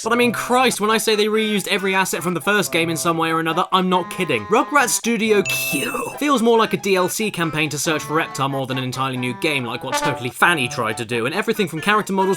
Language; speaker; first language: English; native; English